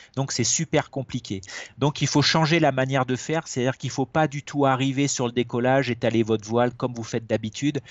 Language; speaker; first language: French; native; French